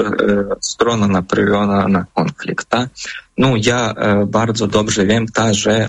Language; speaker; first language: Polish; non-native, fluent; Ukrainian